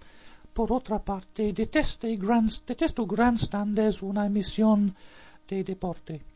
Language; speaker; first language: Spanish; non-native, learner; English